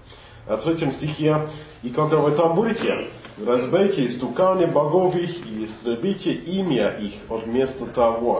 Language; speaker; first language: Russian; non-native, fluent; English